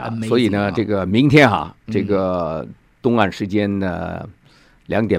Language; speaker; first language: Chinese; native; Chinese